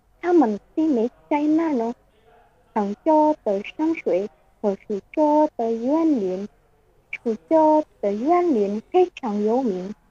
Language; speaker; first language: Chinese; non-native, learner; Indonesian